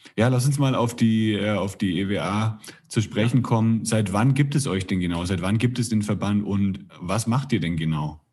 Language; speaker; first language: German; native; German